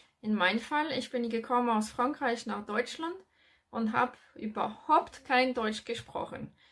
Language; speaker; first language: German; non-native, learner; French